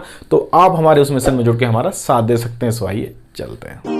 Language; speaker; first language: Hindi; native; Hindi